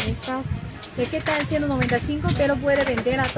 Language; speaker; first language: Spanish; non-native, learner; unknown